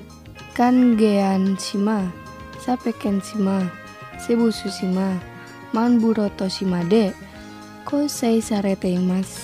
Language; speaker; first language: Japanese; non-native, fluent; Indonesian